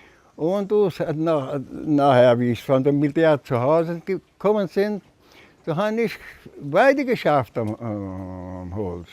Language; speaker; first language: German; early bilingual, heritage; German